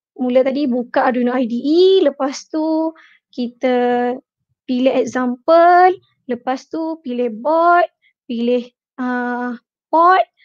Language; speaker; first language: Malay; native; Malay